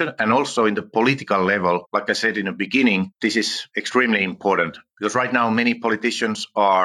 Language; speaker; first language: English; non-native, fluent; Finnish